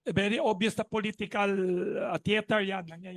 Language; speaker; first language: Filipino; native; Filipino